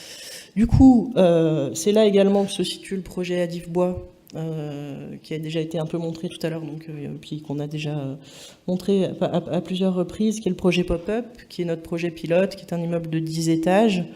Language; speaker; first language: French; native; French